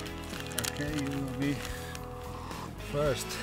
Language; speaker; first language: English; non-native, learner; Latvian